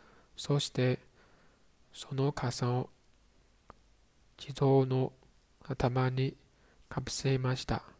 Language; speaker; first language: Japanese; non-native, learner; Chinese